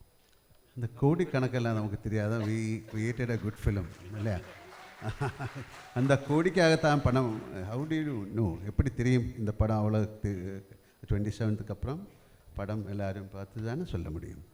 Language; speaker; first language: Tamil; non-native, local second language; Malayalam